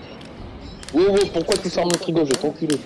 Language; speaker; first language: French; native; French